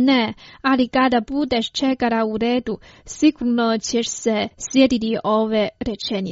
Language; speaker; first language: Croatian; non-native, fluent; Chinese